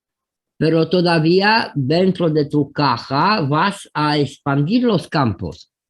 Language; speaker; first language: Spanish; non-native, fluent; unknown